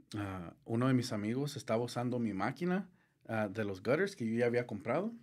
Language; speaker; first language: Spanish; early bilingual, heritage; Spanish